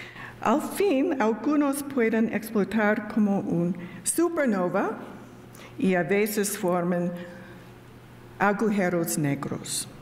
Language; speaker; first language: Spanish; non-native, learner; English